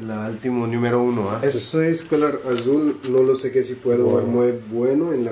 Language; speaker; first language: Spanish; non-native, learner; Hindi